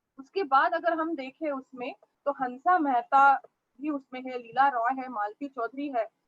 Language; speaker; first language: Hindi; non-native, local second language; Marathi